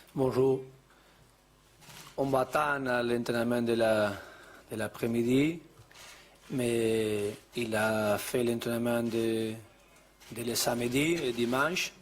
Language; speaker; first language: French; non-native, learner; Spanish